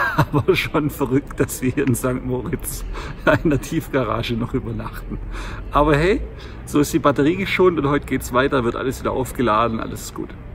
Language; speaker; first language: German; native; German